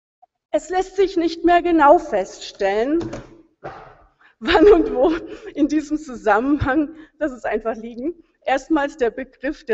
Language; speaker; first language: German; native; German